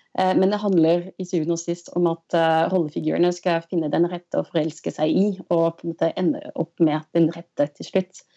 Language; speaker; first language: Norwegian; non-native, fluent; French